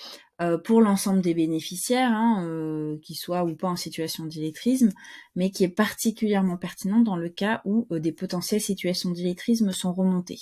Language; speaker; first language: French; native; French